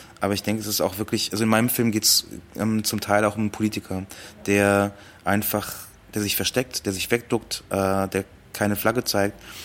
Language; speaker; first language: German; early bilingual, other home language; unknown